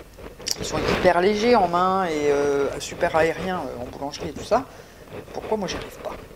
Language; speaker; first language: French; native; French